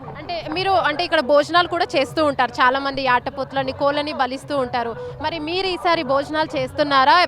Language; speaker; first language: Telugu; native; Telugu